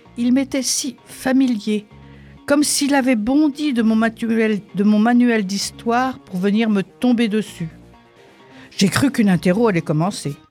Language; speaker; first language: French; non-native, fluent; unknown